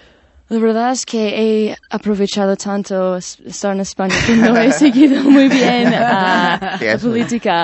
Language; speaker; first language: Spanish; non-native, fluent; English